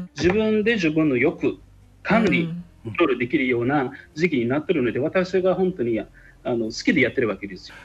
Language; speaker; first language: Japanese; non-native, fluent; Arabic